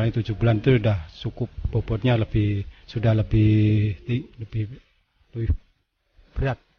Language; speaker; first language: Indonesian; non-native, local second language; Javanese